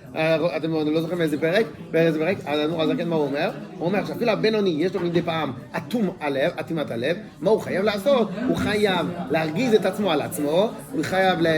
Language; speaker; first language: Hebrew; non-native, fluent; French